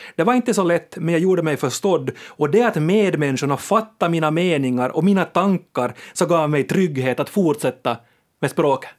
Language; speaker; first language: Swedish; native; Swedish